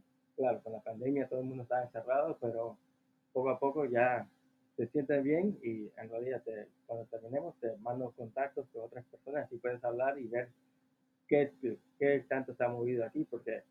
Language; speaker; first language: Spanish; early bilingual, heritage; Spanish